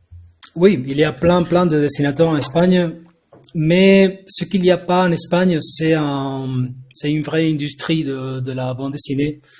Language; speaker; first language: French; non-native, fluent; Spanish